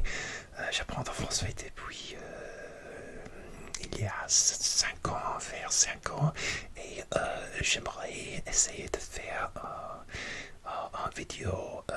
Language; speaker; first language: French; non-native, learner; English